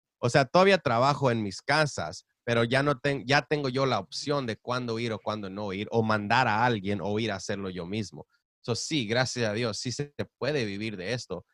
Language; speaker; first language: Spanish; early bilingual, heritage; Spanish